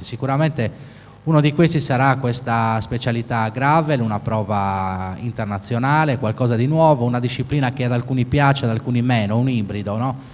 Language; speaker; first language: Italian; native; Italian